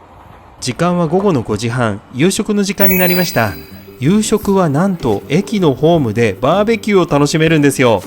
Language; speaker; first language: Japanese; native; Japanese